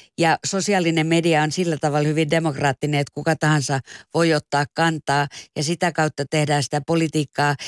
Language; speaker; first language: Finnish; native; Finnish